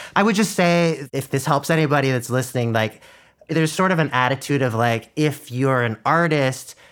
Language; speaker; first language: English; non-native, fluent; Chinese